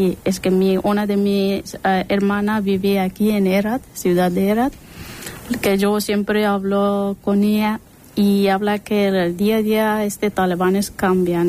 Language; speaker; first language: Spanish; non-native, learner; Persian